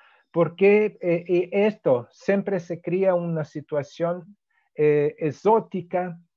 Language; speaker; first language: Spanish; non-native, fluent; Portuguese